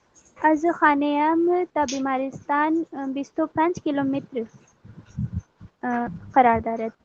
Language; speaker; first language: Persian; non-native, learner; Urdu